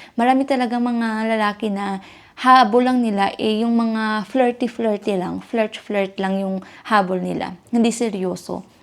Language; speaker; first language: Filipino; native; Filipino